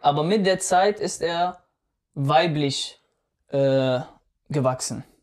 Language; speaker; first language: German; non-native, fluent; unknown